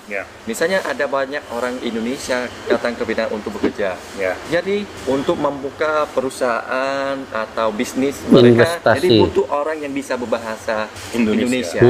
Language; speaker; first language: Indonesian; non-native, fluent; Vietnamese